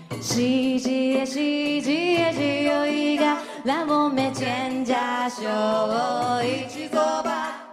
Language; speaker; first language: Chinese; non-native, fluent; Japanese